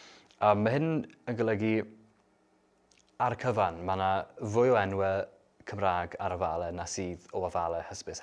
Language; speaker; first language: Welsh; native; Welsh